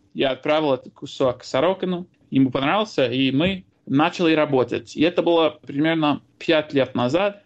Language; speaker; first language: Russian; non-native, fluent; English